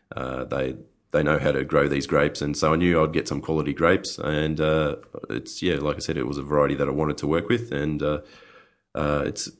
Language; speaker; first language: English; native; English